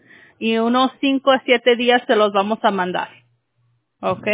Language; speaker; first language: Spanish; early bilingual, heritage; Spanish